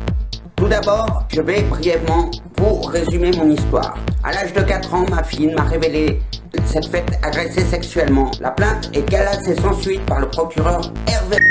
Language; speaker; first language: French; native; French